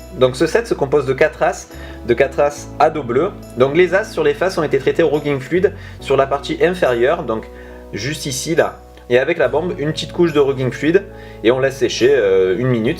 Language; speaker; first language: French; native; French